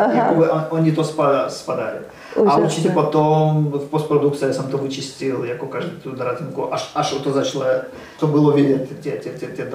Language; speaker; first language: Czech; non-native, learner; Russian